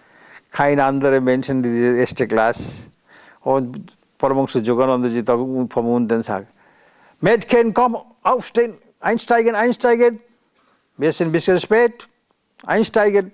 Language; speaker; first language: German; non-native, learner; Bangla